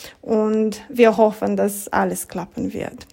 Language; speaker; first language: German; non-native, fluent; Romanian